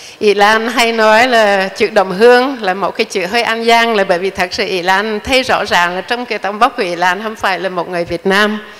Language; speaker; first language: Vietnamese; non-native, fluent; English